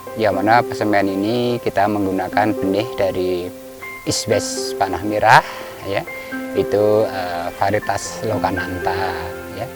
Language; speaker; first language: Indonesian; native; Indonesian